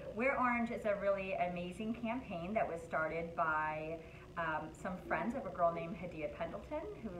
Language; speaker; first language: English; native; English